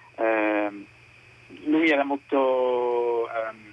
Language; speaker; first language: Italian; non-native, fluent; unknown